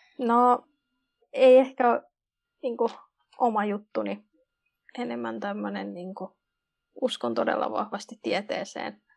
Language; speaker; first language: Finnish; early bilingual, other home language; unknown